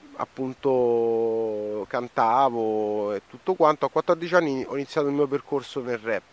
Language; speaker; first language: Italian; native; Italian